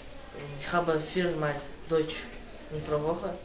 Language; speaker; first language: German; non-native, learner; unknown